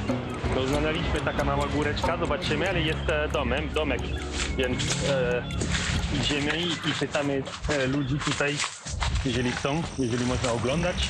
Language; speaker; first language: Polish; non-native, learner; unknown